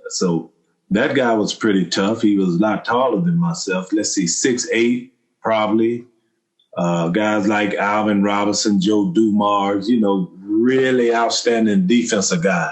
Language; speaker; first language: English; native; English